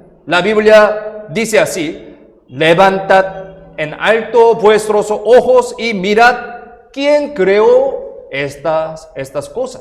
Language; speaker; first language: Spanish; non-native, fluent; Korean